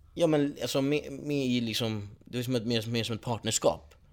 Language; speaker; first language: Swedish; early bilingual, other home language; Persian